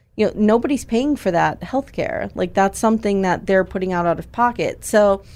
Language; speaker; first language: English; native; English